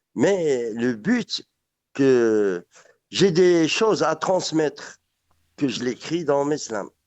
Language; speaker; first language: French; non-native, local second language; Arabic